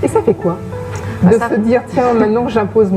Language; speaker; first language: French; native; French